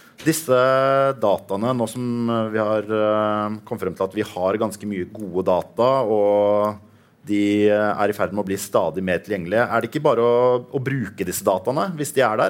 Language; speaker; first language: Norwegian; native; Norwegian